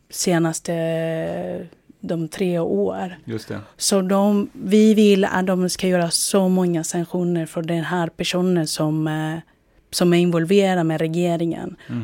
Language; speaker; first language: Swedish; non-native, fluent; Spanish